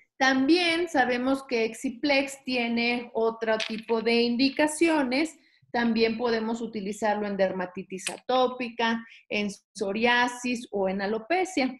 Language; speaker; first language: Spanish; native; Spanish